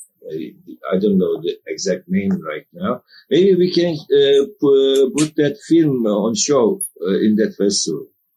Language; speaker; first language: English; non-native, fluent; Turkish